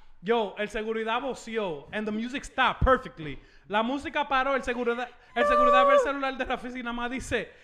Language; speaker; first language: Spanish; early bilingual, heritage; Spanish